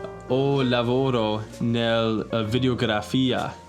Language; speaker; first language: Italian; non-native, learner; English